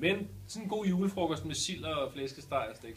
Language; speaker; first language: Danish; native; Danish